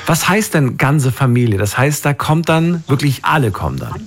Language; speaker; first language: German; native; German